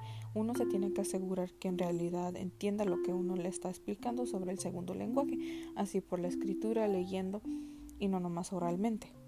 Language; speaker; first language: Spanish; early bilingual, heritage; Spanish